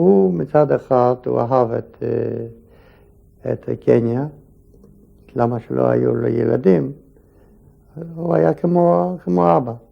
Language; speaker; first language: Hebrew; non-native, fluent; Polish